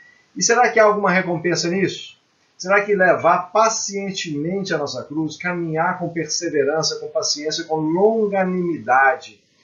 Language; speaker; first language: Portuguese; native; Portuguese